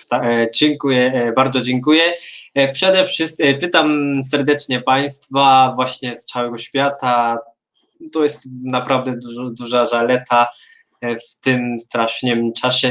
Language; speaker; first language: Polish; non-native, fluent; Korean